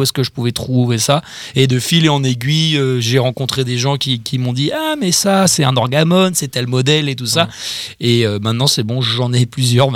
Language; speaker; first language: French; native; French